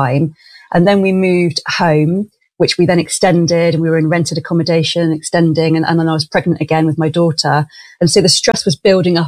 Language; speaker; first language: English; native; English